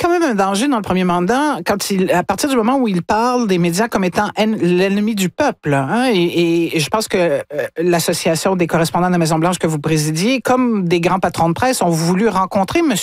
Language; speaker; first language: French; native; French